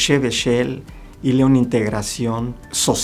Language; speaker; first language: French; non-native, learner; Spanish